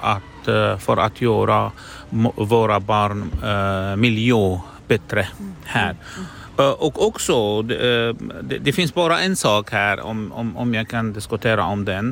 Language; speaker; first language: Swedish; non-native, learner; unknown